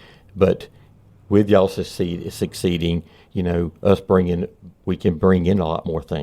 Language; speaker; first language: English; native; English